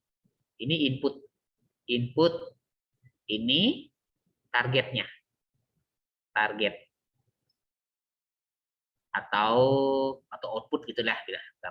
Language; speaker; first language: Indonesian; native; Indonesian